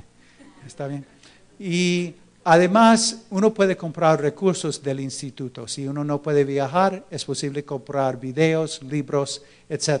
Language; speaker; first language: Spanish; non-native, fluent; English